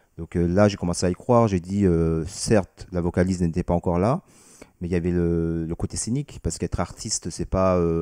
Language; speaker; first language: French; early bilingual, other home language; Vietnamese